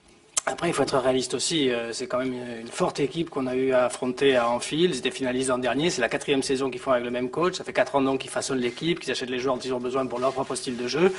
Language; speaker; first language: French; native; French